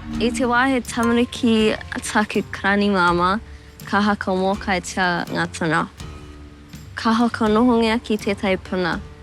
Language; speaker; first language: Māori; native; Māori